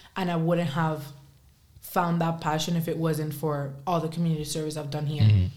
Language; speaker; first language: English; early bilingual, other home language; Spanish